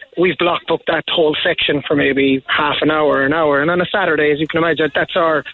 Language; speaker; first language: English; native; English